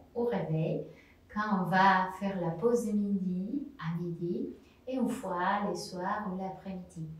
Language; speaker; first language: French; non-native, fluent; Spanish